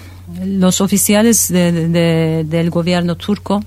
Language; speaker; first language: Spanish; non-native, fluent; Turkish